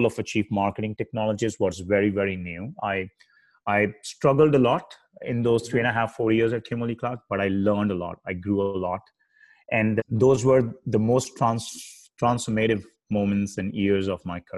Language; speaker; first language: English; non-native, local second language; Hindi